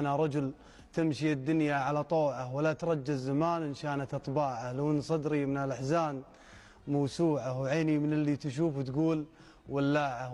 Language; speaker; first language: Arabic; native; Arabic